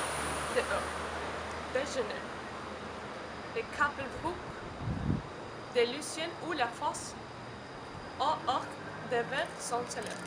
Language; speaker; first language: French; non-native, learner; Spanish